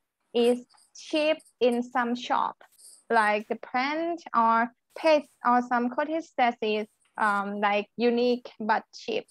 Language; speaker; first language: English; non-native, learner; Thai